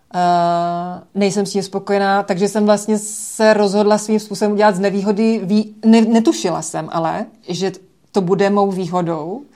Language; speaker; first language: Czech; native; Czech